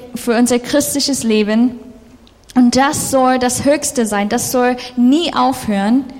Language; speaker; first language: German; non-native, fluent; English